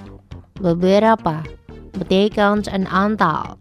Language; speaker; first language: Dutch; non-native, local second language; Indonesian